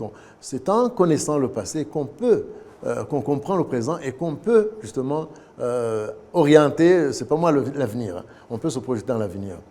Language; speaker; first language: French; non-native, local second language; Kinyarwanda